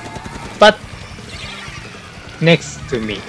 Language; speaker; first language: English; non-native, learner; Japanese